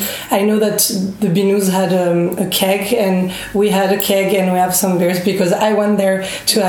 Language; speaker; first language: English; non-native, fluent; French